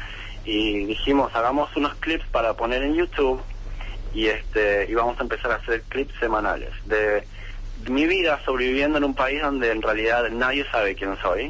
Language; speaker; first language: Spanish; native; Spanish